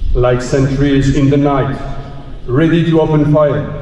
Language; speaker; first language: English; non-native, fluent; French